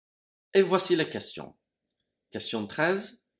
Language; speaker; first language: French; non-native, fluent; English